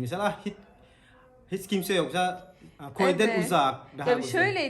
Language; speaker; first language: Turkish; non-native, learner; Indonesian